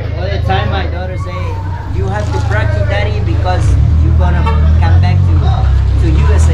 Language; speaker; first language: English; non-native, learner; Spanish